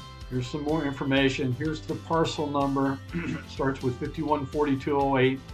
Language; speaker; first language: English; native; English